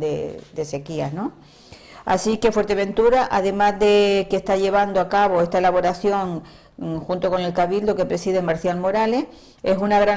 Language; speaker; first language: Spanish; native; Spanish